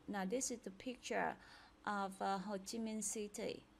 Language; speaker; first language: English; non-native, fluent; Vietnamese